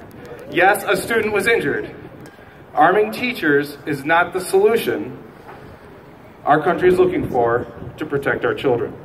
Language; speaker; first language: English; native; English